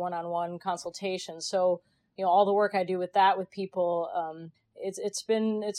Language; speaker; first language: English; native; English